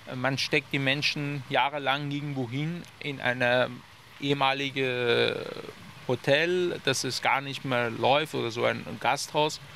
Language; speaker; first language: German; non-native, fluent; Persian